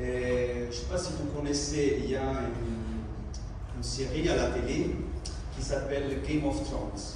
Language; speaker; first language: French; non-native, fluent; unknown